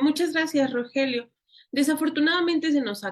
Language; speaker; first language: Spanish; native; Spanish